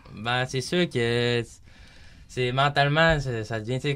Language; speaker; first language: French; native; French